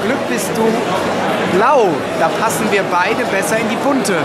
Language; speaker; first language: German; native; German